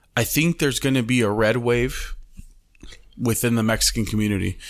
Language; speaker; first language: English; early bilingual, other home language; Spanish